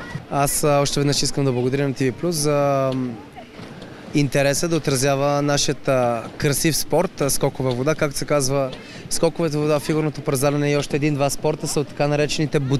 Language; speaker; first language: Bulgarian; native; Bulgarian